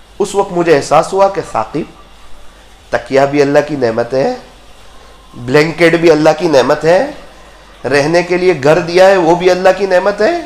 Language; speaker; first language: Urdu; non-native, local second language; Gujarati